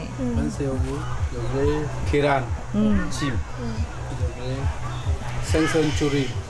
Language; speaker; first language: Korean; non-native, learner; Vietnamese